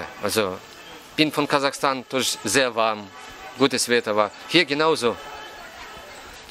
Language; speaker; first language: German; non-native, fluent; Russian